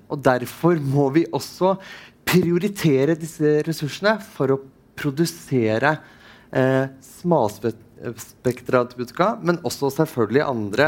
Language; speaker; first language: Norwegian; non-native, fluent; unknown